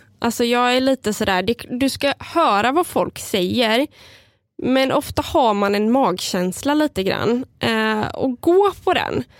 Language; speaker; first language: Swedish; early bilingual, other home language; Bulgarian